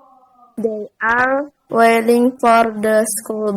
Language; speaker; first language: English; non-native, learner; Indonesian